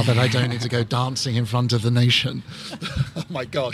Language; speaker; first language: English; native; English